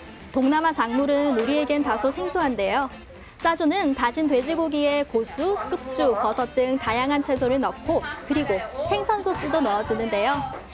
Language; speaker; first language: Korean; native; Korean